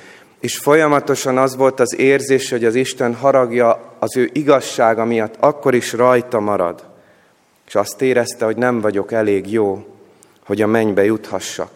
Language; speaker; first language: Hungarian; native; Hungarian